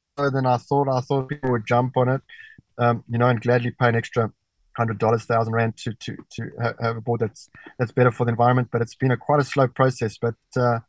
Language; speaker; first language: English; native; English